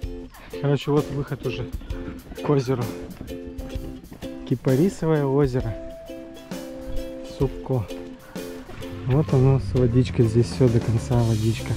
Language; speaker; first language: Russian; native; Russian